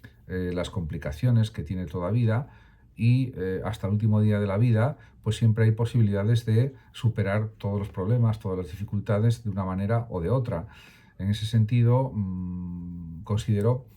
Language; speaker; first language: Spanish; native; Spanish